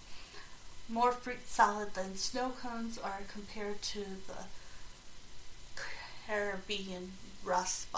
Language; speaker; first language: English; native; English